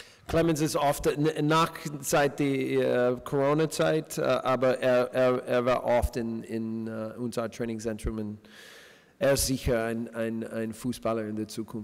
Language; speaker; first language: German; non-native, fluent; English